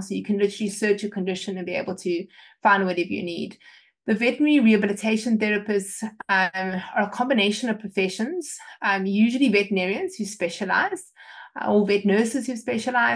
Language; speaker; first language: English; native; English